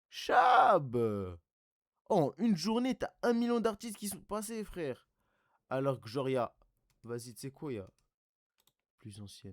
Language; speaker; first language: French; native; French